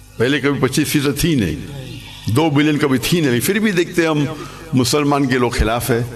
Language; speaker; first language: Urdu; non-native, local second language; English